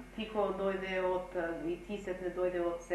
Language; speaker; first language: Macedonian; early bilingual, heritage; Macedonian